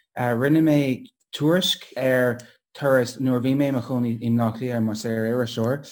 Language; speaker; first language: Irish; non-native, local second language; English